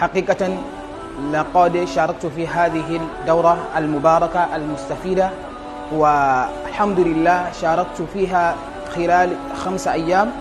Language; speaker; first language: Arabic; non-native, fluent; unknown